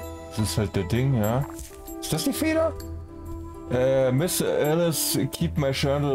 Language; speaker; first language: German; native; German